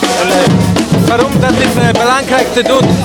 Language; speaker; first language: Dutch; non-native, learner; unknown